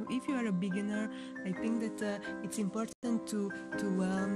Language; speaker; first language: English; non-native, fluent; Hungarian